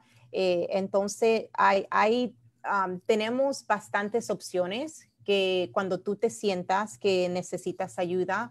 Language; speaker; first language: Spanish; early bilingual, heritage; Spanish